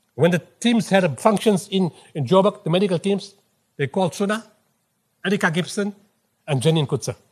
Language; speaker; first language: English; native; English